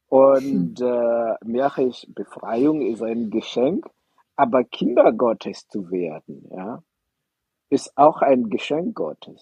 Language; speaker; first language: German; non-native, fluent; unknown